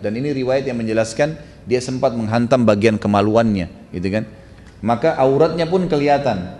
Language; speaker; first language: Indonesian; native; Indonesian